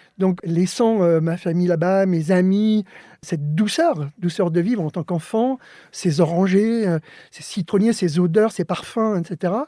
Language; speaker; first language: French; early bilingual, other home language; Spanish